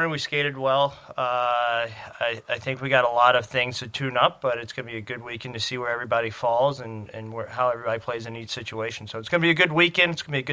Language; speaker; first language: English; native; English